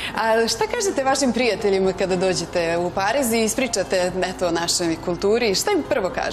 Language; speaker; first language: Bosnian; native; Bosnian